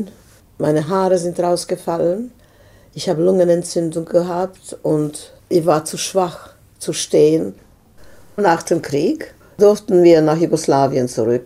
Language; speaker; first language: German; non-native, fluent; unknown